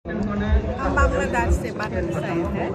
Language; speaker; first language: Hindi; non-native, learner; Kok Borok